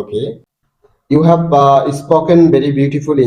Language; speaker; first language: English; non-native, fluent; Bangla